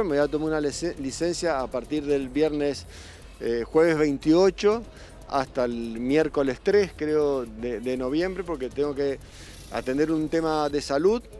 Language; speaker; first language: Spanish; native; Spanish